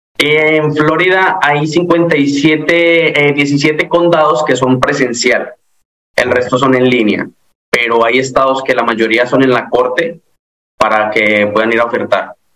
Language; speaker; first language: Spanish; native; Spanish